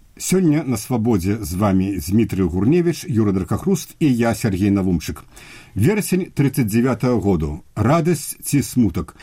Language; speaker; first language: Belarusian; native; Belarusian